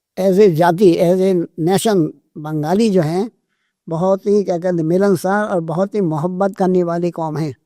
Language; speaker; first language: Urdu; native; Urdu